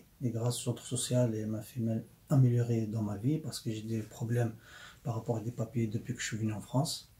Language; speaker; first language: French; non-native, learner; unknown